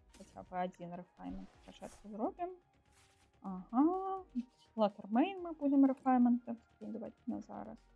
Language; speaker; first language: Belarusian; non-native, local second language; Russian